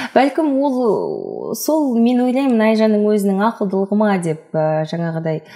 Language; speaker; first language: Kazakh; non-native, local second language; Russian